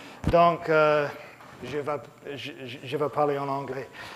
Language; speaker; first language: French; non-native, learner; English